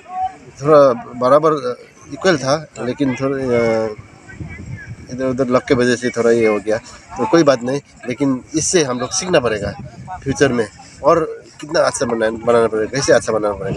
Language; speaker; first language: Hindi; non-native, local second language; Bodo